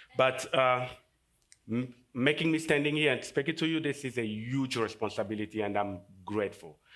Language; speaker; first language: English; non-native, fluent; Lingala